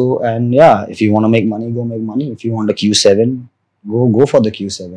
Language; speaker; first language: English; non-native, local second language; Gujarati